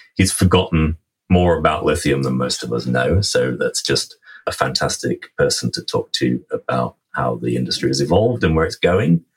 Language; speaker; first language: English; native; English